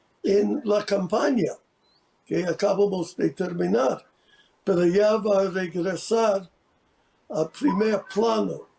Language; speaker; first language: Spanish; non-native, fluent; English